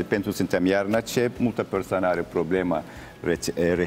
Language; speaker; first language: Romanian; non-native, learner; Turkish